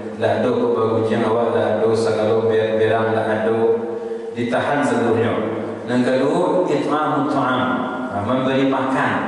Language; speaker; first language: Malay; non-native, local second language; Minangkabau